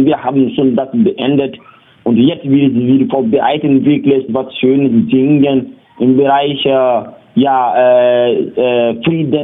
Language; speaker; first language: German; non-native, learner; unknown